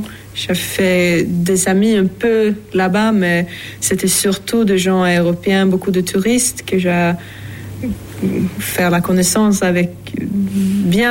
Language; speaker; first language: French; non-native, fluent; Swedish